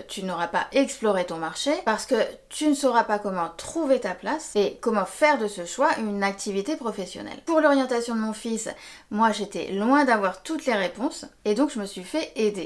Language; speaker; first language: French; native; French